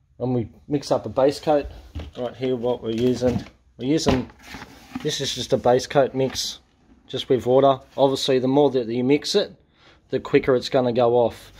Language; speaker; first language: English; native; English